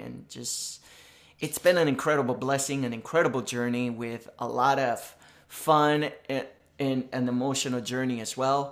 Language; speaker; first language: English; non-native, fluent; Spanish